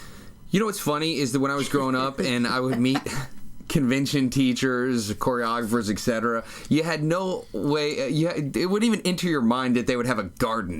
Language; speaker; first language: English; native; English